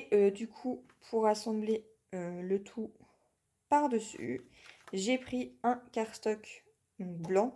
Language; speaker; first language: French; native; French